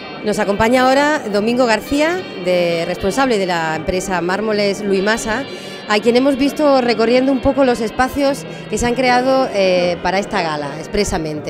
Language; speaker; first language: Spanish; native; Spanish